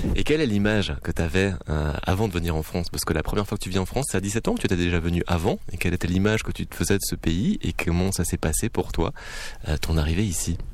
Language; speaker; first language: French; native; French